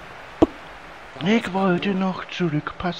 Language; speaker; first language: German; native; German